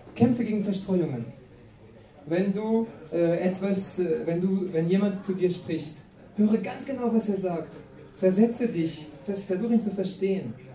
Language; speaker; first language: German; non-native, fluent; French